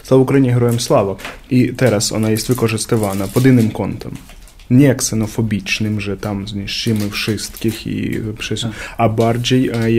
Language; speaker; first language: Polish; non-native, learner; Ukrainian